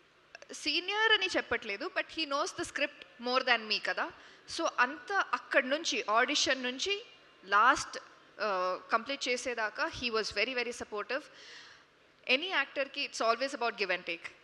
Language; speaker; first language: Telugu; non-native, local second language; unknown